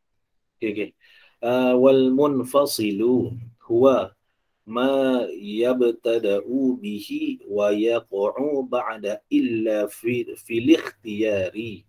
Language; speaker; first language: Arabic; non-native, learner; Malay